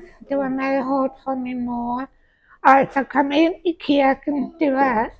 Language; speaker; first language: Danish; early bilingual, heritage; Danish